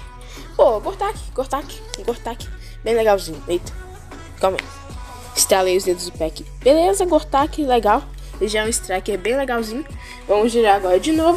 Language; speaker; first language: Portuguese; native; Portuguese